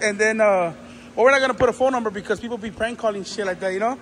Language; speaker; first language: English; early bilingual, other home language; Spanish